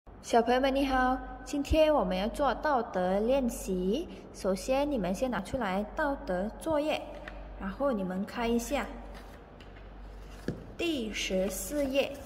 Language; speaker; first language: Chinese; non-native, fluent; Indonesian